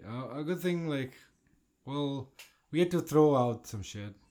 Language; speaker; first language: English; non-native, fluent; Polish